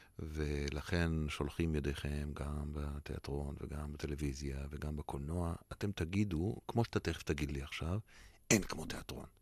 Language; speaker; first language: Hebrew; native; Hebrew